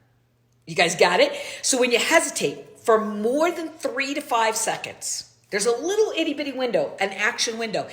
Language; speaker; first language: English; native; English